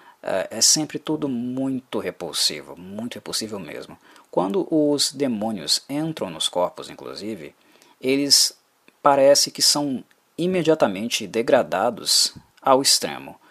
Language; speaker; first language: Portuguese; native; Portuguese